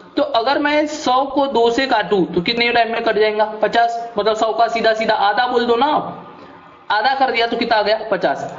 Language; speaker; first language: Hindi; non-native, local second language; Marathi